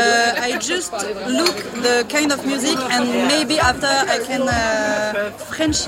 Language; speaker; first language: English; non-native, learner; French